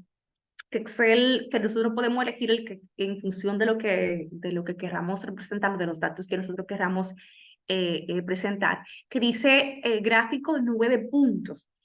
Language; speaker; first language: Spanish; native; Spanish